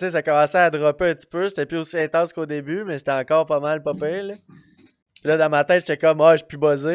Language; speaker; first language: French; native; French